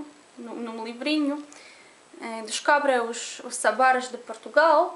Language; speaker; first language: Portuguese; non-native, learner; Polish